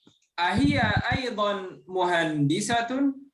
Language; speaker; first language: Arabic; non-native, fluent; Indonesian